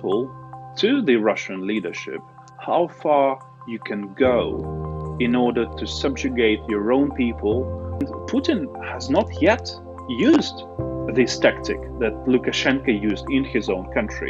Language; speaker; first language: English; non-native, fluent; Russian